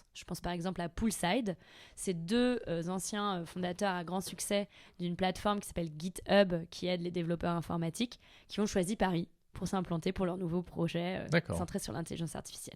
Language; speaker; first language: French; native; French